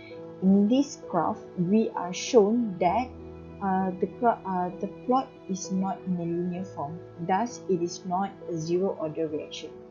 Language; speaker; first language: English; non-native, local second language; Malay